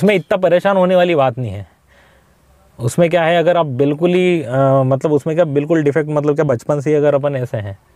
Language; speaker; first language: Hindi; native; Hindi